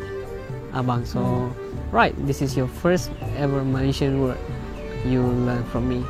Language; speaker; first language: English; non-native, local second language; Malay